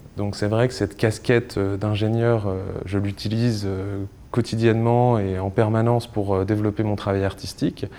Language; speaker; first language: French; native; French